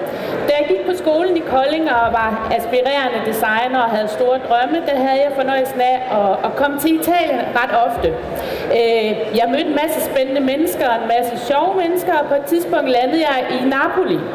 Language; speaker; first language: Danish; native; Danish